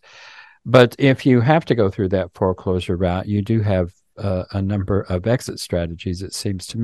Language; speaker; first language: English; native; English